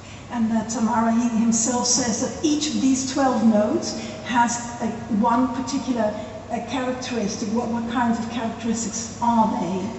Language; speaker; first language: English; non-native, fluent; Dutch